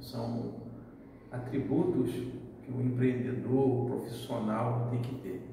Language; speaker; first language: Portuguese; native; Portuguese